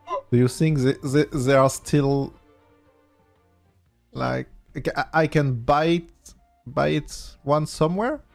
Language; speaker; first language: English; non-native, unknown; French